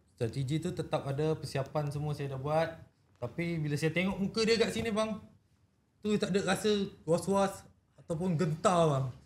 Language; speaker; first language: Malay; native; Malay